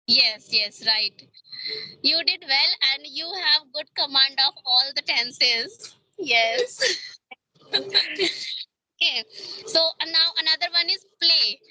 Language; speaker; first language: English; non-native, learner; Hindi